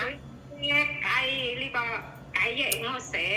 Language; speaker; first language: Cantonese; non-native, learner; Indonesian